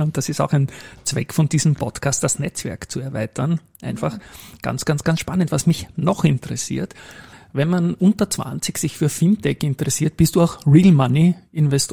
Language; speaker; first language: German; native; German